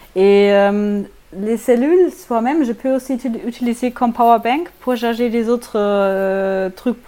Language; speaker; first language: French; non-native, learner; German